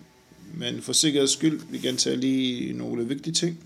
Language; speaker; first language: Danish; non-native, fluent; Arabic